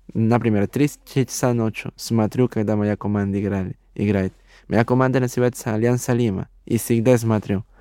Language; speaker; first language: Russian; non-native, learner; Spanish